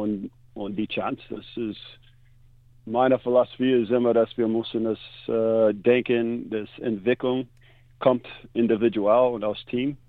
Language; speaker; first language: German; non-native, fluent; English